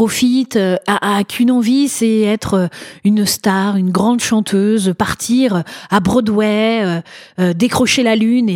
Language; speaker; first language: French; native; French